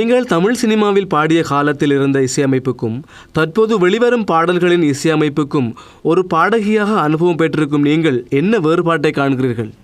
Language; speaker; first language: Tamil; native; Tamil